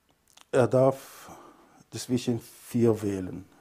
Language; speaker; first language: German; non-native, fluent; Arabic